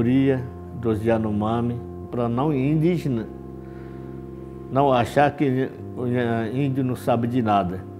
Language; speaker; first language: Portuguese; non-native, local second language; Yanomámi